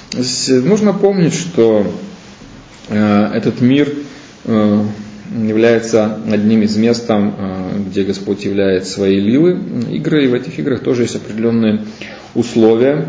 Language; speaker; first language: Russian; native; Russian